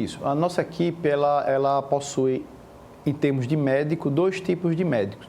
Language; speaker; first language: Portuguese; native; Portuguese